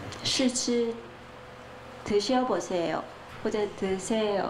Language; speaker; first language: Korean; non-native, fluent; Chinese